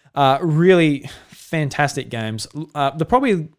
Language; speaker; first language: English; native; English